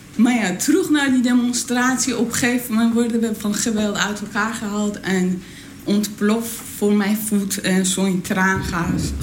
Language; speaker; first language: Dutch; non-native, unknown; Persian